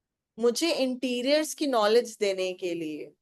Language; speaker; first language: Hindi; native; Hindi